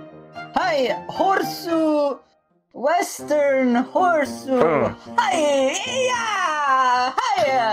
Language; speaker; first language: Japanese; non-native, learner; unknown